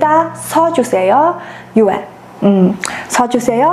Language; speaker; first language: Korean; non-native, fluent; Mongolian